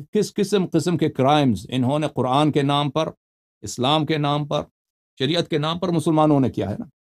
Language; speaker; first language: Urdu; non-native, fluent; Persian